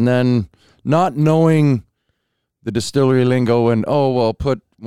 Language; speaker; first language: English; native; English